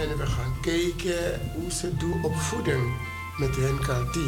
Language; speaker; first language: Dutch; non-native, fluent; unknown